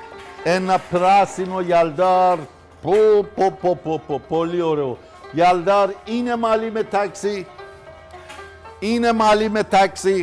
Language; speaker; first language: Greek; non-native, fluent; Persian